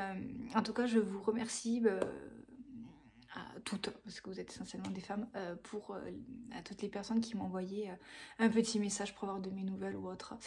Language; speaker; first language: French; native; French